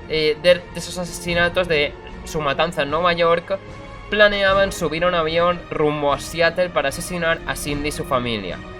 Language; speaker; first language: Spanish; native; Spanish